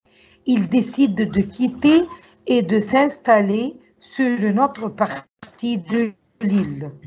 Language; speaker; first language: French; non-native, learner; Arabic